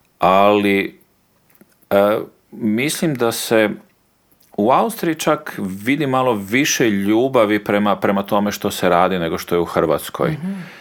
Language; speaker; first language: Croatian; native; Croatian